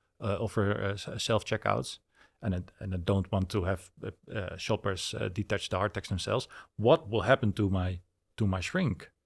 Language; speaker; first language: English; non-native, fluent; Dutch